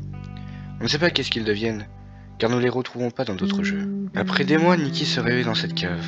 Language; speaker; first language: French; native; French